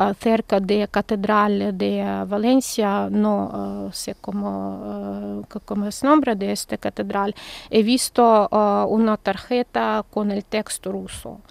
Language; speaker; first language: Spanish; non-native, learner; Ukrainian